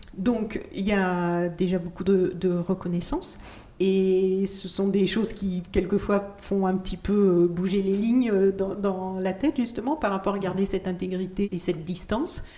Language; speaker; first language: French; native; French